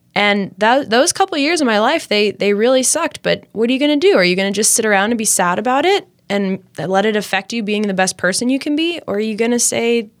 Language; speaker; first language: English; native; English